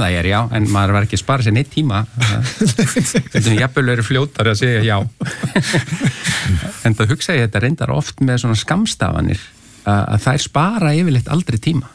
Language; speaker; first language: Icelandic; native; Icelandic